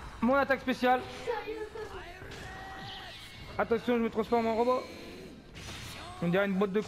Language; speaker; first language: French; native; French